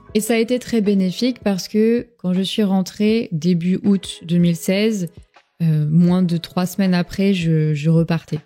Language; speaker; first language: French; native; French